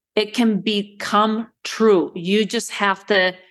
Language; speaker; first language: English; early bilingual, other home language; Spanish